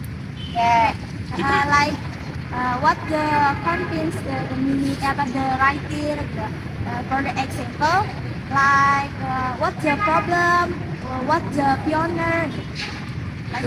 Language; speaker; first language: English; non-native, learner; Indonesian